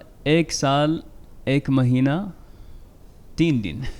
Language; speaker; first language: Hindi; non-native, fluent; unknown